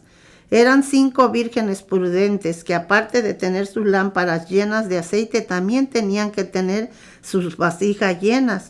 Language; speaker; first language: Spanish; native; Spanish